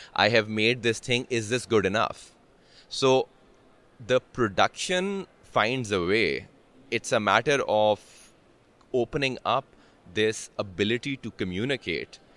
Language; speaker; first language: English; non-native, local second language; Urdu